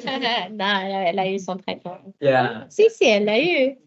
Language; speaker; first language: French; native; French